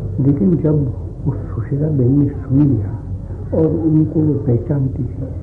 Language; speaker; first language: Hindi; non-native, local second language; Gujarati